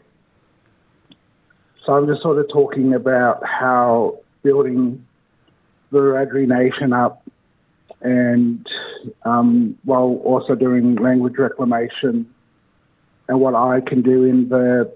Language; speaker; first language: English; native; English